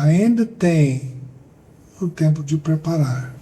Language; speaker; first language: Portuguese; non-native, fluent; English